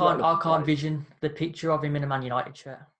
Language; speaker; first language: English; native; English